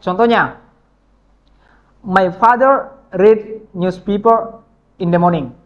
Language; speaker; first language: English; non-native, fluent; Indonesian